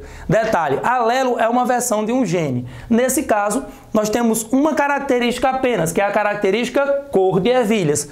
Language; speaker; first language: Portuguese; native; Portuguese